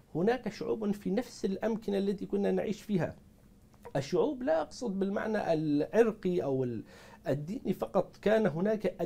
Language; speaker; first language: Arabic; non-native, local second language; Kurdish